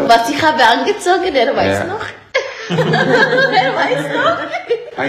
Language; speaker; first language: German; non-native, learner; Romany